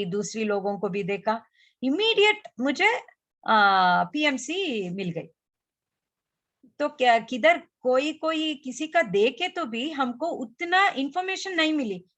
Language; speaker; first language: Hindi; non-native, local second language; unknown